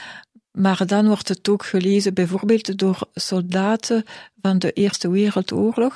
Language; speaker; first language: Dutch; non-native, local second language; French